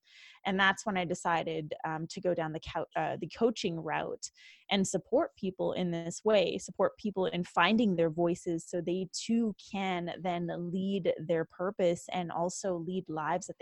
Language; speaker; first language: English; native; English